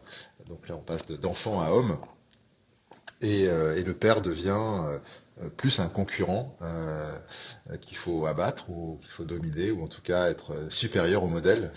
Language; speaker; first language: French; native; French